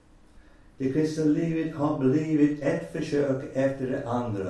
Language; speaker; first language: Swedish; non-native, fluent; English